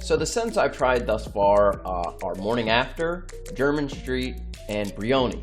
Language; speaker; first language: English; native; English